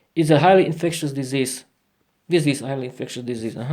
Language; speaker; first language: English; non-native, learner; Slovak